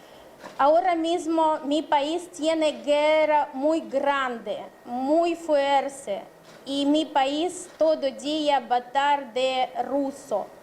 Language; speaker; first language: Spanish; non-native, learner; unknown